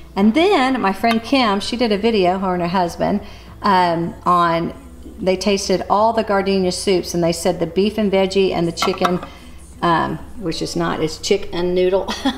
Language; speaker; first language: English; native; English